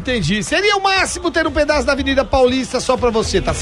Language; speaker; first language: Portuguese; native; Portuguese